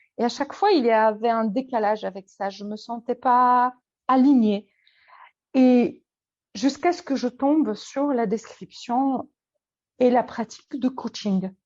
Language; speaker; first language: French; non-native, fluent; Polish